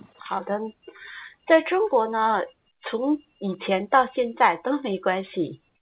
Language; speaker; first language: Chinese; native; Chinese